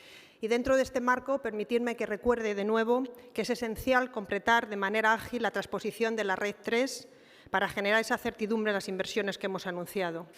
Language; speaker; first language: Spanish; native; Spanish